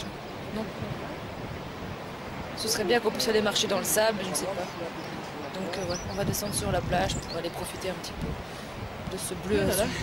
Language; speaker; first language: French; native; French